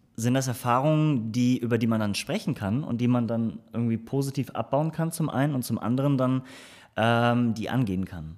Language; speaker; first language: German; early bilingual, other home language; Turkish